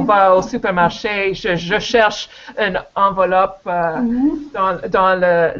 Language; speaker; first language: French; non-native, learner; English